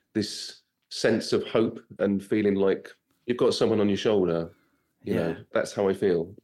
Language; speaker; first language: English; native; English